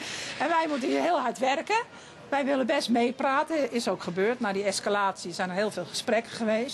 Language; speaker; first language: Dutch; native; Dutch